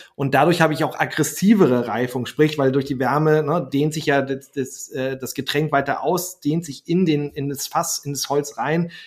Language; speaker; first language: German; native; German